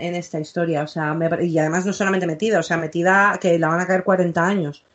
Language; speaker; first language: Spanish; non-native, fluent; English